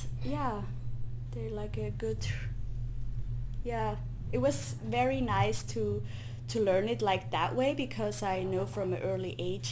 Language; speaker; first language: English; non-native, fluent; Swiss German